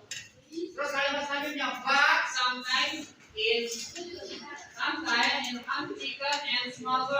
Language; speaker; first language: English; non-native, learner; Indonesian